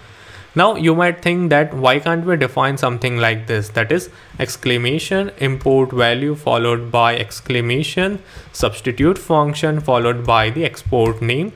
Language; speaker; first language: English; non-native, local second language; Hindi